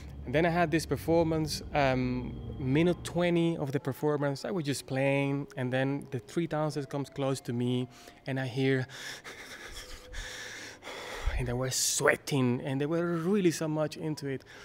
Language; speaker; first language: English; non-native, fluent; Spanish